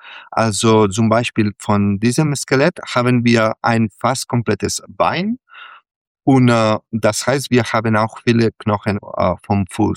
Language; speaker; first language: German; non-native, fluent; Catalan